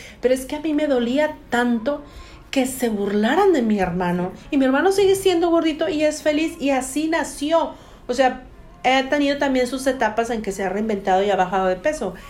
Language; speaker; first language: Spanish; native; Spanish